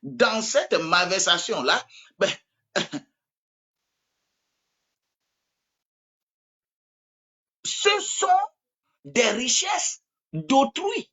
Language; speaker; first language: French; non-native, local second language; Ewe